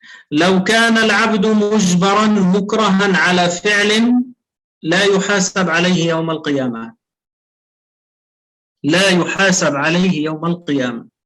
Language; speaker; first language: Arabic; native; Arabic